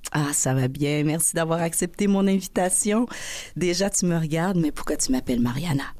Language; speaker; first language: French; early bilingual, other home language; Haitian Creole